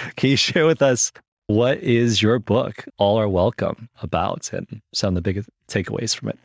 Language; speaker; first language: English; early bilingual, other home language; Chinese